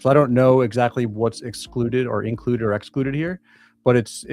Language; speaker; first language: English; native; English